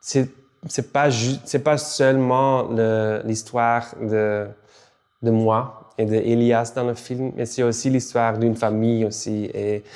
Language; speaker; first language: French; non-native, local second language; Dutch